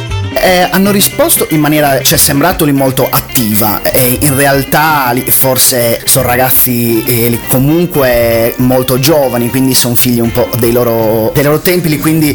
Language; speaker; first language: Italian; native; Italian